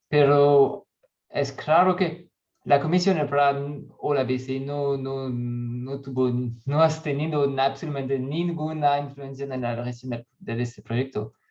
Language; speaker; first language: Spanish; non-native, learner; French